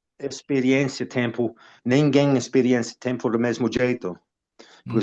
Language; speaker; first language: Portuguese; non-native, fluent; English